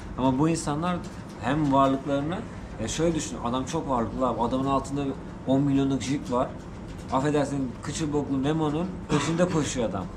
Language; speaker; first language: Turkish; native; Turkish